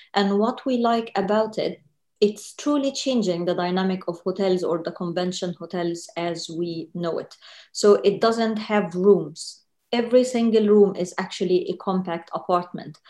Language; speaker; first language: English; non-native, fluent; Arabic